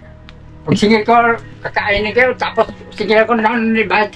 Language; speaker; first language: Filipino; non-native, local second language; Bikol